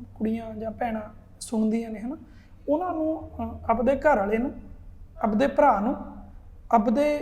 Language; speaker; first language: Punjabi; native; Punjabi